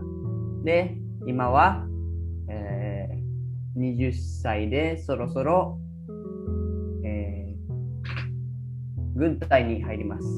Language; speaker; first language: Japanese; early bilingual, other home language; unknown